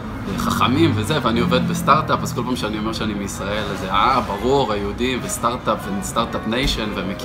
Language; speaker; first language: Hebrew; native; Hebrew